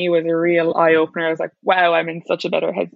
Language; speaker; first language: English; native; English